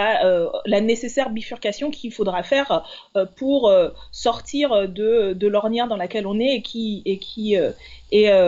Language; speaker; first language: French; native; French